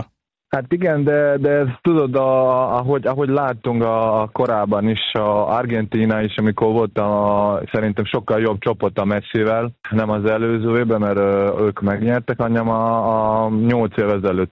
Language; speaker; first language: Hungarian; non-native, fluent; Serbian